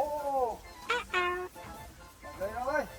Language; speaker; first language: Vietnamese; native; Vietnamese